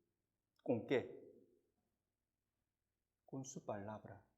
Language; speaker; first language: Spanish; non-native, fluent; Korean